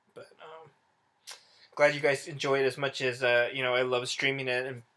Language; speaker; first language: English; native; English